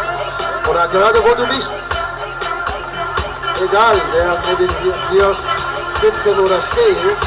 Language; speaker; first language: German; non-native, learner; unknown